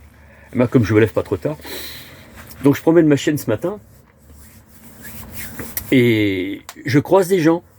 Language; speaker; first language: French; native; French